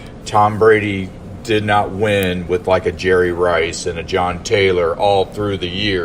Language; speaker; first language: English; native; English